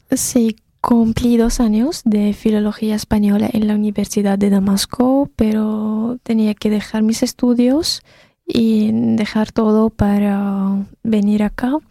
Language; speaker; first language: Spanish; non-native, fluent; Arabic